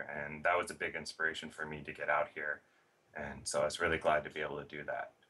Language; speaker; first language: English; native; English